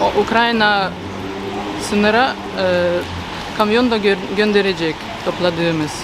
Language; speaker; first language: Turkish; non-native, learner; Ukrainian